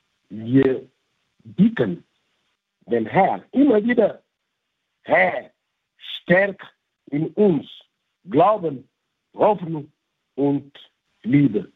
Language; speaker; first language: German; non-native, fluent; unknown